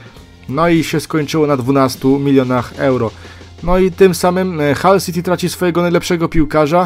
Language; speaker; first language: Polish; native; Polish